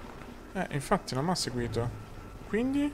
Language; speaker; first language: Italian; native; Italian